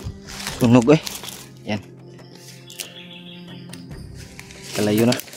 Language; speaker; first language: Filipino; non-native, local second language; Cebuano